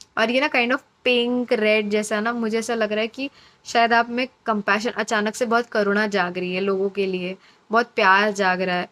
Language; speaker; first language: Hindi; non-native, local second language; Marathi